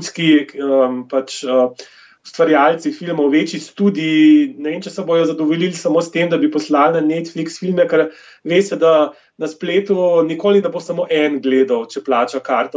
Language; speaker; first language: Slovenian; native; Slovenian